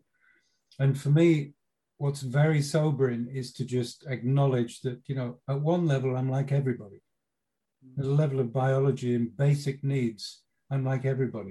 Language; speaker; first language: English; native; English